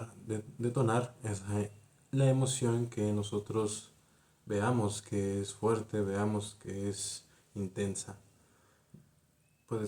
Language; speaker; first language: Spanish; native; Spanish